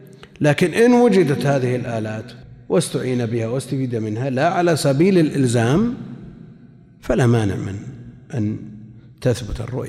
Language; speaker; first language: Arabic; native; Arabic